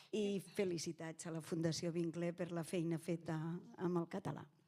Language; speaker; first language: Catalan; native; Catalan